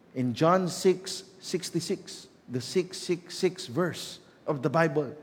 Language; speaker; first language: English; non-native, local second language; Filipino